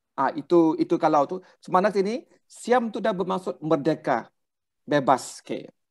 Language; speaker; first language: Malay; non-native, local second language; Thai